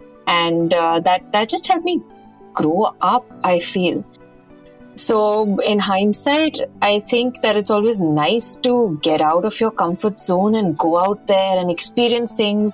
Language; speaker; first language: English; non-native, local second language; Punjabi